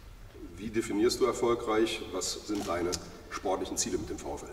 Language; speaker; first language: German; native; German